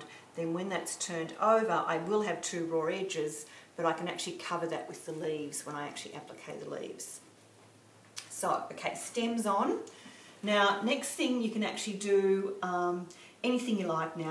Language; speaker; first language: English; native; English